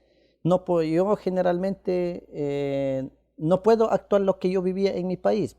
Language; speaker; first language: Spanish; non-native, local second language; Quechua